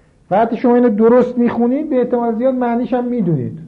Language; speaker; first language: Persian; native; Persian